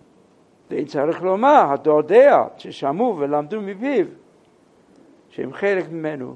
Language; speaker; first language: Hebrew; non-native, fluent; English